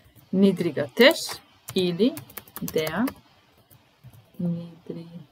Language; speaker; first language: German; non-native, fluent; Serbian